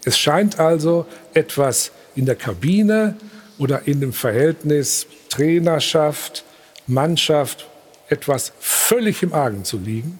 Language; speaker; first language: German; native; German